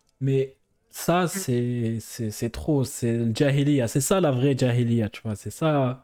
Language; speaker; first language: French; non-native, local second language; Arabic